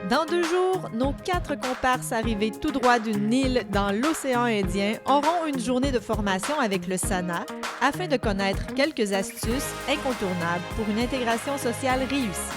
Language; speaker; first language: French; native; French